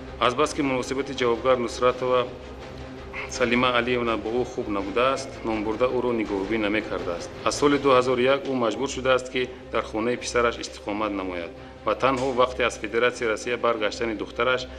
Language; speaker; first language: Tajik; native; Tajik